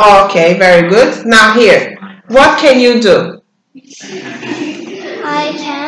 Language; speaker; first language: English; non-native, learner; Turkish